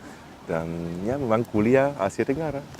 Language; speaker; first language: Indonesian; non-native, fluent; German